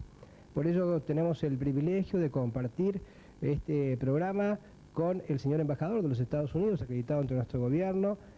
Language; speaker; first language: Spanish; native; Spanish